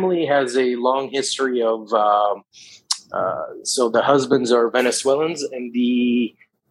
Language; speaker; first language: English; non-native, fluent; Spanish